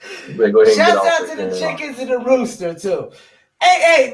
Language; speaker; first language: English; native; English